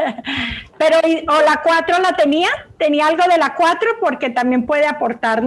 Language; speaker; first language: Spanish; native; Spanish